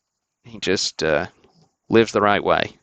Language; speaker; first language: English; native; English